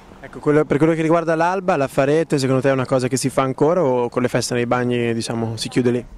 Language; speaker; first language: Italian; native; Italian